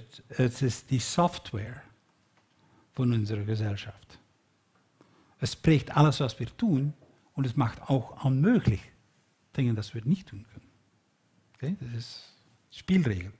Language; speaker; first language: German; non-native, learner; Dutch